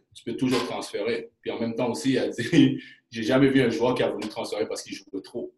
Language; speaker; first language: French; early bilingual, other home language; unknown